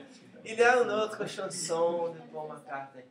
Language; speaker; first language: French; non-native, learner; Portuguese